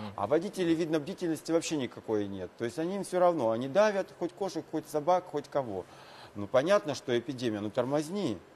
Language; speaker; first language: Russian; native; Russian